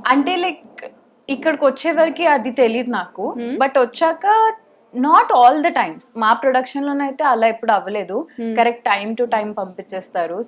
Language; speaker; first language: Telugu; native; Telugu